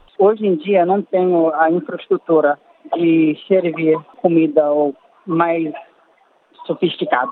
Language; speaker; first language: Portuguese; non-native, fluent; English